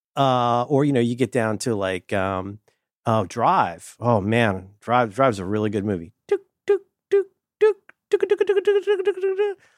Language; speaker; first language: English; native; English